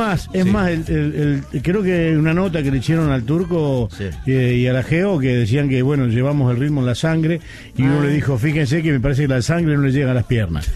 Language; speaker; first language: Spanish; native; Spanish